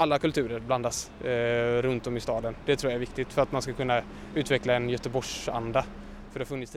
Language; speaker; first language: Swedish; native; Swedish